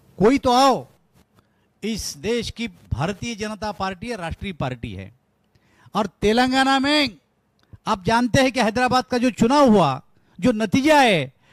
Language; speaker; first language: Hindi; non-native, local second language; Marathi